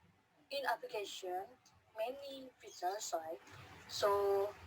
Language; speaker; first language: English; non-native, learner; Indonesian